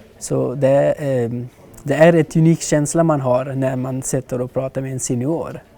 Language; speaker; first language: Swedish; non-native, fluent; Arabic